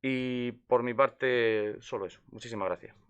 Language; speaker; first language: Spanish; native; Spanish